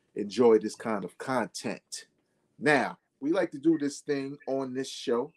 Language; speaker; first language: English; native; English